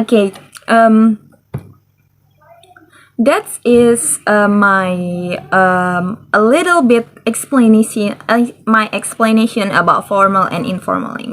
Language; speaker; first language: English; non-native, learner; Indonesian